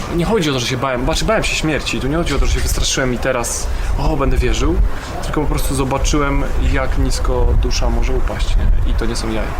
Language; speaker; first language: Polish; native; Polish